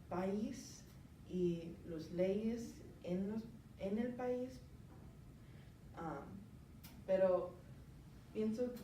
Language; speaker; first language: Spanish; non-native, learner; English